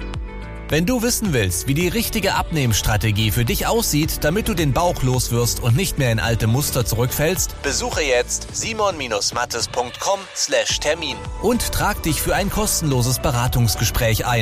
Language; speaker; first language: German; native; German